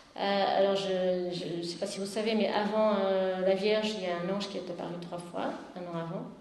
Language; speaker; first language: French; non-native, fluent; Portuguese